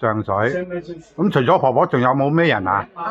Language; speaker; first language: Cantonese; native; Cantonese